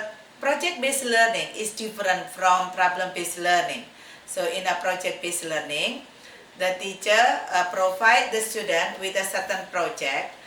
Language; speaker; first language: English; non-native, fluent; Indonesian